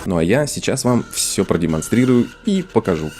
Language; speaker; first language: Russian; native; Russian